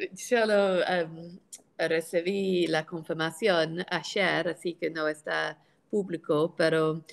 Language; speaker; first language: Spanish; non-native, fluent; English